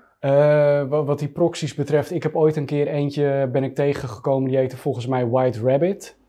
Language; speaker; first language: Dutch; native; Dutch